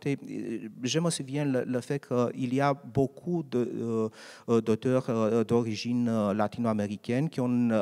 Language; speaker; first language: French; non-native, learner; Romanian